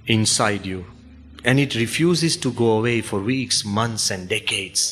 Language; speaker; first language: English; non-native, local second language; Gujarati